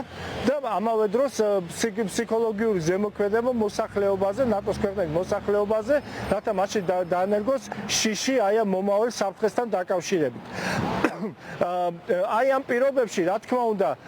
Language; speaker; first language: Georgian; native; Georgian